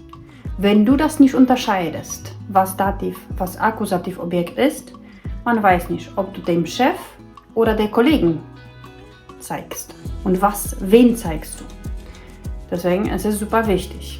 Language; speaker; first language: German; non-native, fluent; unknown